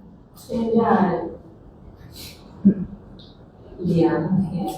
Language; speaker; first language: Chinese; non-native, learner; Indonesian